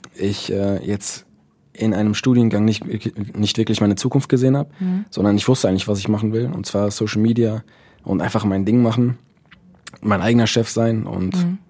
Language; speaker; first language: German; early bilingual, other home language; Dutch